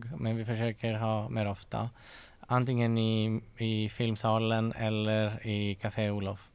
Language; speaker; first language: Swedish; non-native, fluent; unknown